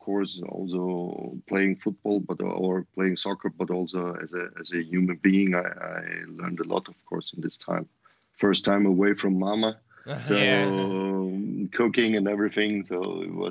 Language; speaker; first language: English; non-native, fluent; German